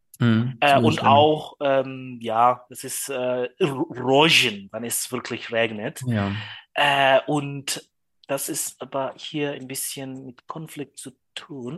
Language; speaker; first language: German; non-native, learner; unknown